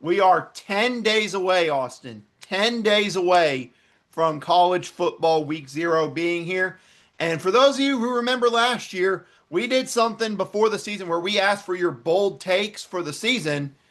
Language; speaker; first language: English; native; English